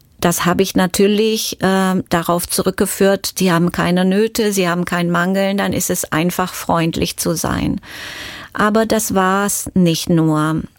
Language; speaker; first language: German; non-native, fluent; Romanian